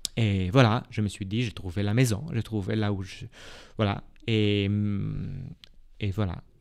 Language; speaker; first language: French; non-native, fluent; Hebrew